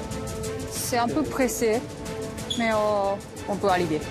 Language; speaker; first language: French; non-native, learner; Japanese